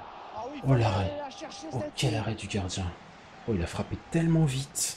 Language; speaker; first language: French; native; French